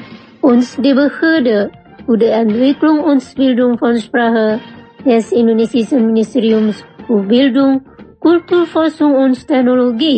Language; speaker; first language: German; non-native, fluent; Indonesian